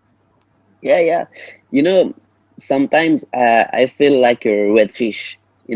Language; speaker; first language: English; non-native, learner; French